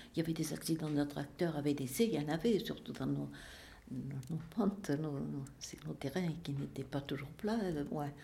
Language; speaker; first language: French; native; French